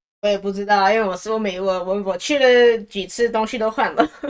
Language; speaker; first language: Chinese; early bilingual, heritage; Chinese